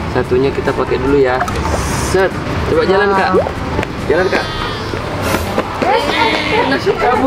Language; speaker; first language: Indonesian; native; Indonesian